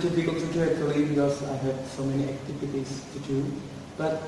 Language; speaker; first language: English; non-native, learner; Indonesian